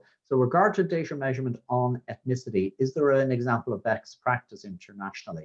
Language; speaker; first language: English; native; English